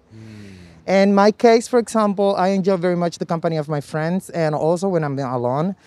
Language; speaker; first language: English; non-native, learner; Spanish